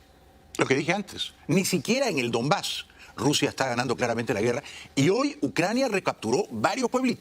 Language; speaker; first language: Spanish; native; Spanish